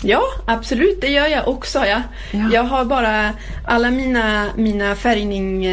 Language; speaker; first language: Swedish; early bilingual, heritage; Swedish